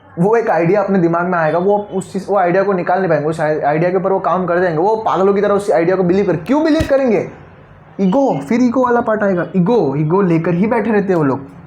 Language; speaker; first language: Hindi; non-native, local second language; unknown